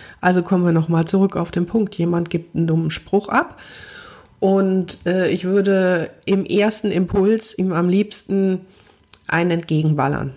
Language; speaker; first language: German; native; German